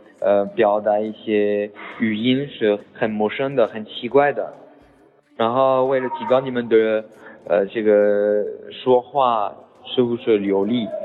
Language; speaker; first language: Chinese; non-native, fluent; French